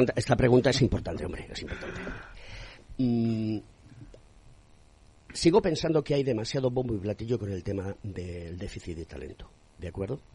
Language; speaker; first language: Spanish; native; Spanish